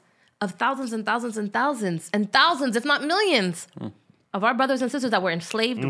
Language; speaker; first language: English; native; English